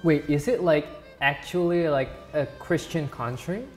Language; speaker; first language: English; non-native, fluent; Indonesian